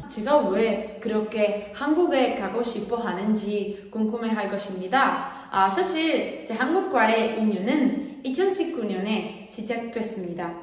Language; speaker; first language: Korean; non-native, learner; Spanish